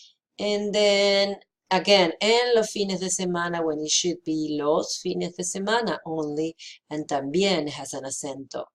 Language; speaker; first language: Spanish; non-native, fluent; English